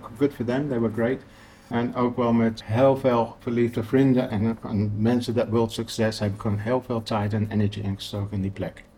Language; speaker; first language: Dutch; non-native, fluent; English